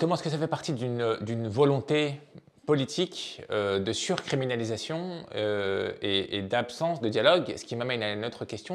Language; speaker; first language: French; native; French